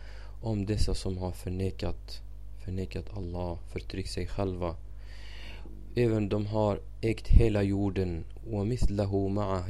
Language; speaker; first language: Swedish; non-native, fluent; Arabic